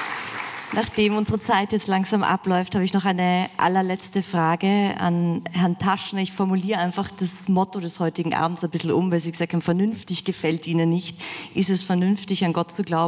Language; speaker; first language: German; native; German